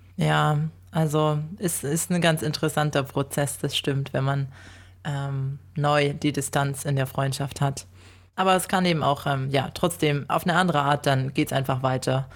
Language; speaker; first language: German; native; German